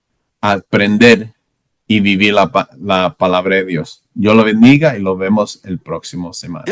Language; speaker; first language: Spanish; non-native, learner; English